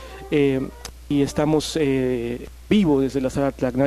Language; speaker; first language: Spanish; native; Spanish